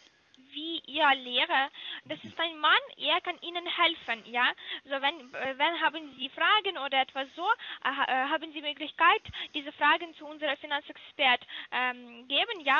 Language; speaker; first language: German; non-native, learner; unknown